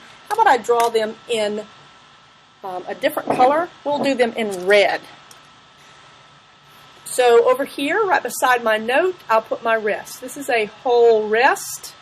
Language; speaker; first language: English; native; English